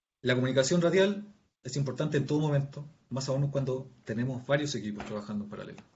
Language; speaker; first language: Spanish; native; Spanish